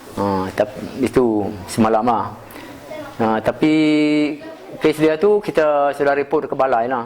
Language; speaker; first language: Malay; non-native, local second language; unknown